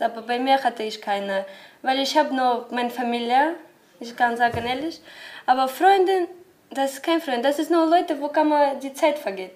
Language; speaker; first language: German; non-native, learner; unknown